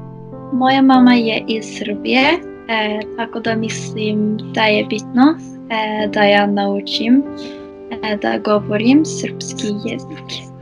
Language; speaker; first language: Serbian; early bilingual, heritage; Serbian